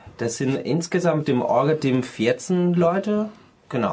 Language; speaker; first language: German; non-native, fluent; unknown